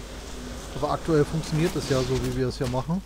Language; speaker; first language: German; native; German